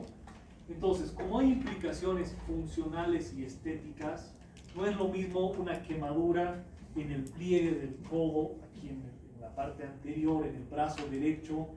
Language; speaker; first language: Spanish; native; Spanish